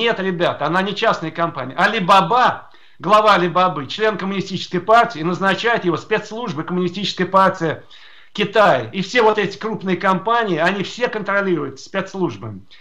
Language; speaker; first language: Russian; native; Russian